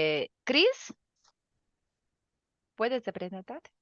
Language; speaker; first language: Spanish; non-native, learner; Portuguese